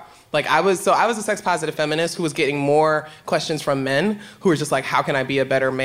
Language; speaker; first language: English; native; English